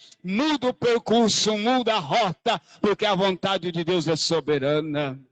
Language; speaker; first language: Portuguese; native; Portuguese